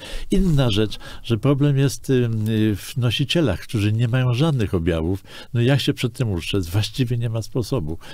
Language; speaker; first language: Polish; native; Polish